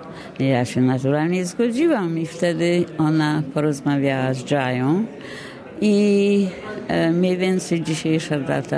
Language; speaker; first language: Polish; early bilingual, heritage; Polish